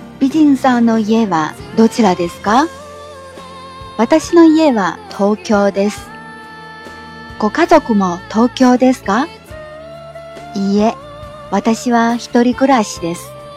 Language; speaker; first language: Japanese; non-native, fluent; Chinese